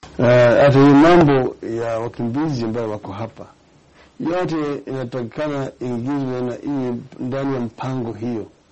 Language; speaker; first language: Swahili; non-native, local second language; Luo (Kenya and Tanzania)